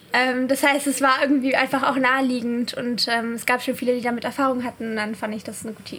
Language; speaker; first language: German; native; German